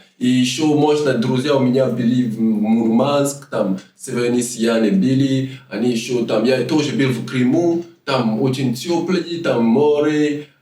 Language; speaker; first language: Russian; non-native, learner; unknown